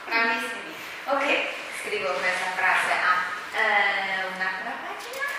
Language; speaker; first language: Italian; non-native, learner; Chinese